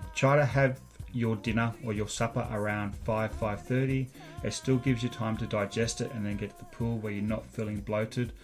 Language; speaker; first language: English; native; English